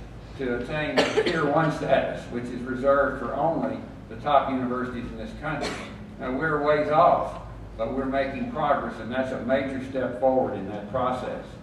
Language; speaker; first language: English; native; English